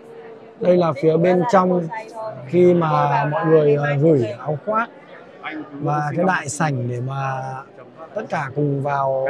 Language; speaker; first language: Vietnamese; native; Vietnamese